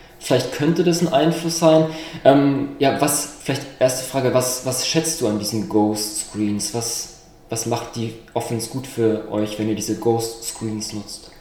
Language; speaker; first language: German; native; German